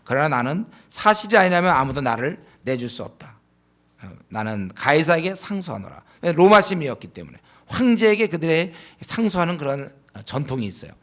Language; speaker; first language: Korean; native; Korean